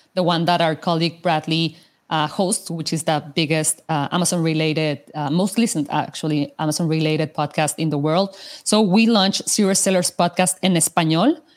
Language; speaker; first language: English; non-native, fluent; Spanish